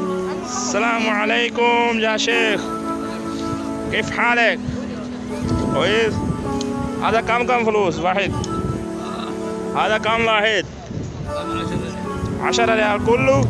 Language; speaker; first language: Arabic; non-native, learner; Urdu